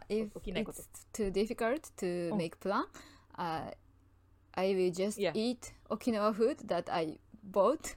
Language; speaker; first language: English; non-native, learner; Japanese